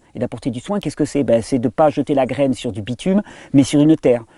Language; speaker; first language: French; native; French